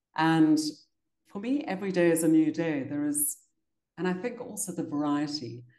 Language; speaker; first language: English; native; English